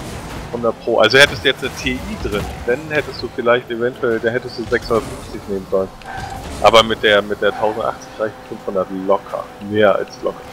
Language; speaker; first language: German; native; German